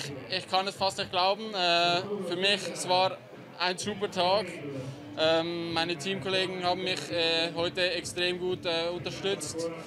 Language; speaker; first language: German; native; German